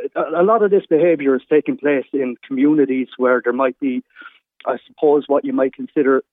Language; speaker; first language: English; native; English